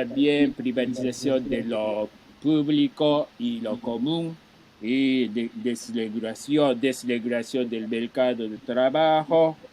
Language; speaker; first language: Spanish; non-native, fluent; Japanese